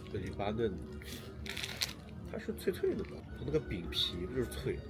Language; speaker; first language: Chinese; native; Chinese